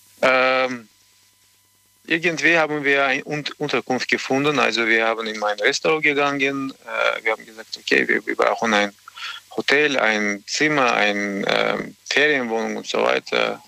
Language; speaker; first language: German; non-native, learner; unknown